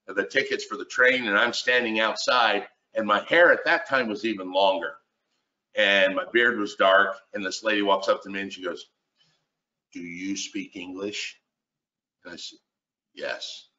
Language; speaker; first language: English; native; English